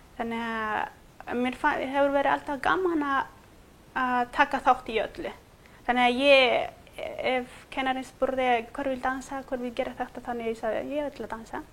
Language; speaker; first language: Icelandic; non-native, fluent; Quechua